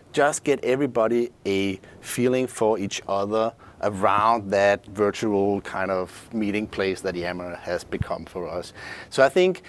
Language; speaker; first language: English; non-native, fluent; Danish